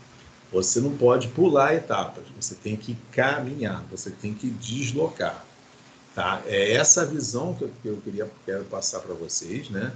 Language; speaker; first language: Portuguese; native; Portuguese